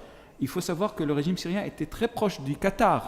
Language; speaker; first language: French; non-native, fluent; Arabic